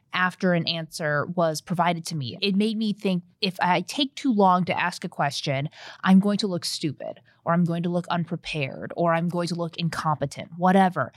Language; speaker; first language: English; early bilingual, other home language; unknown